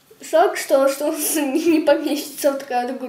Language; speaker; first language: Russian; native; Russian